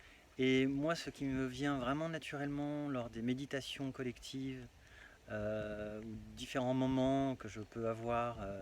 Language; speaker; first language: French; native; French